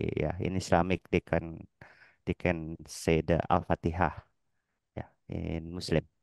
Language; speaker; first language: English; non-native, learner; Indonesian